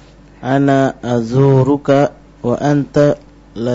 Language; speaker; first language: Arabic; non-native, learner; Indonesian